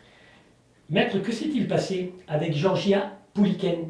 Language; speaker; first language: French; native; French